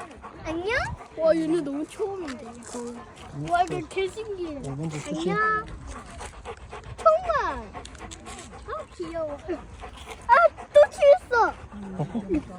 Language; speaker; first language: Korean; early bilingual, other home language; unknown